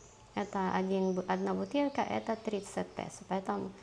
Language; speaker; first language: Russian; non-native, learner; Filipino